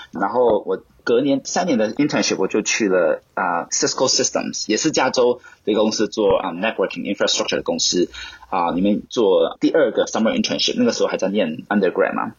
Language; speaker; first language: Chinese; non-native, local second language; Cantonese